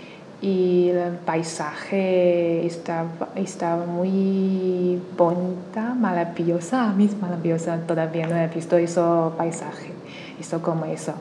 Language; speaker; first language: Spanish; non-native, learner; Chinese